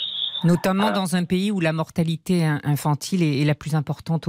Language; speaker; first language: French; native; French